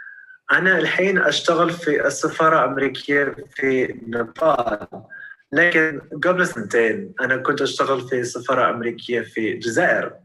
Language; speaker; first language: Arabic; non-native, learner; English